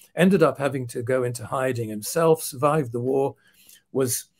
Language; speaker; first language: English; non-native, fluent; Dutch